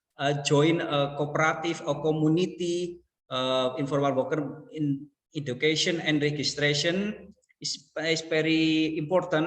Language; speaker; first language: English; non-native, learner; Indonesian